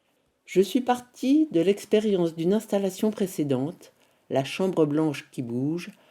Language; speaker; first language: French; native; French